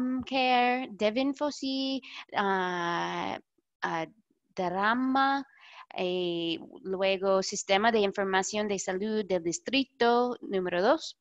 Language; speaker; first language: Spanish; non-native, fluent; English